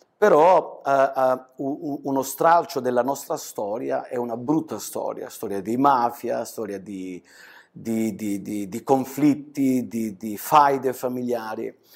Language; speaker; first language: Italian; native; Italian